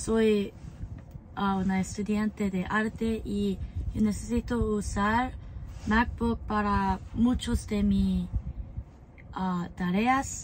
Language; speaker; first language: Spanish; non-native, learner; English